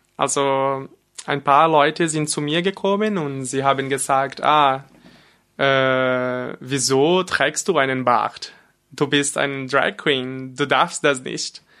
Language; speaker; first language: German; non-native, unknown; Portuguese